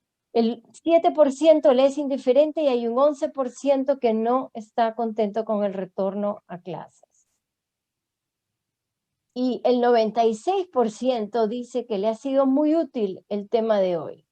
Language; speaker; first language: Spanish; native; Spanish